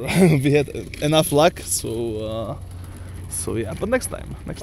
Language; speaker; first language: English; non-native, fluent; Slovak